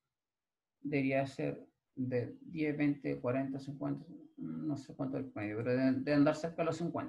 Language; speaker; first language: Spanish; native; Spanish